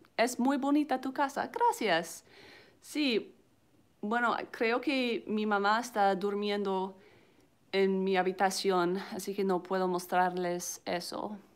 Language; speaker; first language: Spanish; non-native, learner; English